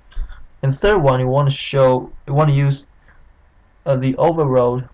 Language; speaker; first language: English; non-native, fluent; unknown